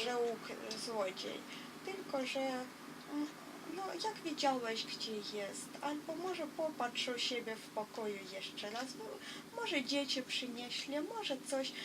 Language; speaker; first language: Polish; non-native, fluent; Russian